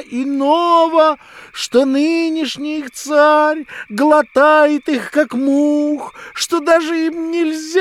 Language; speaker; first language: Russian; native; Russian